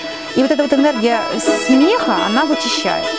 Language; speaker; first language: Russian; native; Russian